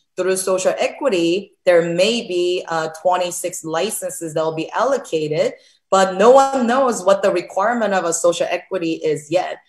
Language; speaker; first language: English; early bilingual, other home language; Korean